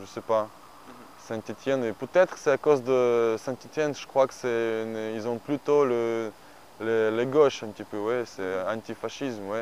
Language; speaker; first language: French; non-native, learner; Ukrainian